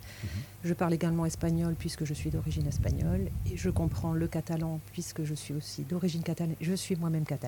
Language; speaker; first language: French; native; French